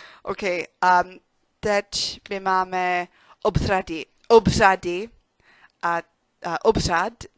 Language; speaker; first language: Czech; non-native, learner; English